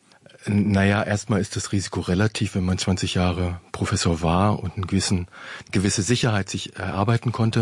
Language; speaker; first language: German; native; German